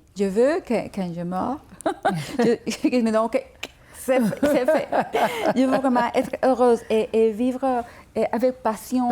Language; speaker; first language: French; non-native, fluent; Spanish